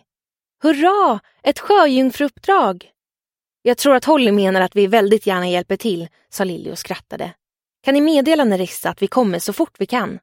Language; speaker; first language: Swedish; native; Swedish